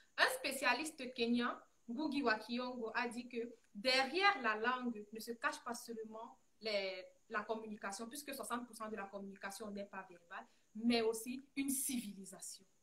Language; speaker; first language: French; non-native, local second language; Fula